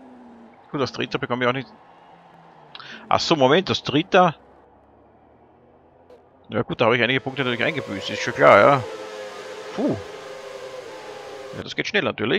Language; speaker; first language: German; native; German